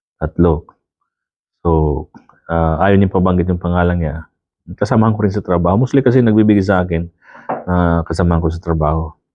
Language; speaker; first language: Filipino; non-native, local second language; Waray